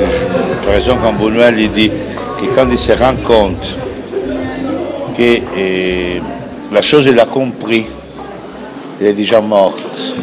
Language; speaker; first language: French; non-native, fluent; Italian